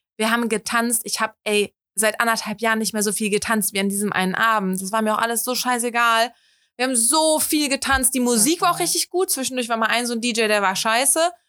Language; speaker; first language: German; native; German